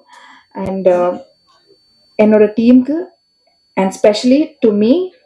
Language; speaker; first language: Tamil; non-native, learner; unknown